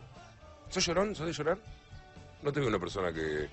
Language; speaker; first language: Spanish; native; Spanish